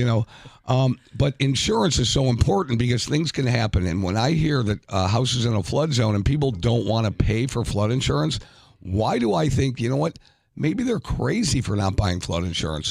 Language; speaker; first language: English; native; English